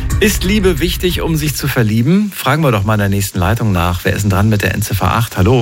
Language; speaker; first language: German; native; German